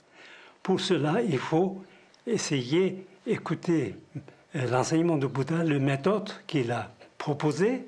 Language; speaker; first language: French; non-native, fluent; Tibetan